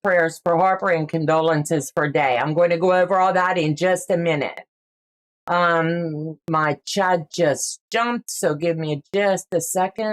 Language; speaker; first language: English; native; English